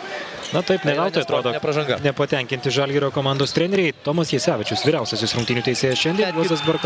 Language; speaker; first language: Lithuanian; native; Lithuanian